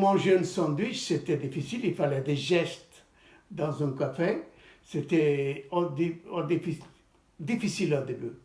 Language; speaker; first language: French; non-native, fluent; Portuguese